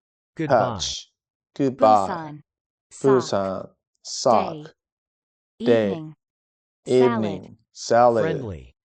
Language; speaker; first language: English; non-native, learner; Korean